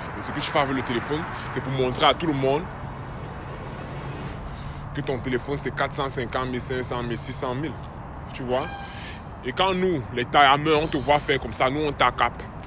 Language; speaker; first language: French; native; French